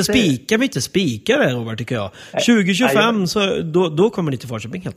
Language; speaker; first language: Swedish; native; Swedish